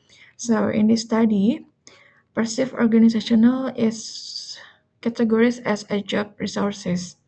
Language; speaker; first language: English; non-native, learner; Indonesian